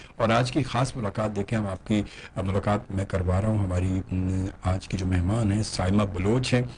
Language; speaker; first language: Urdu; native; Urdu